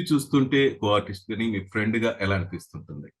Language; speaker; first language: Telugu; native; Telugu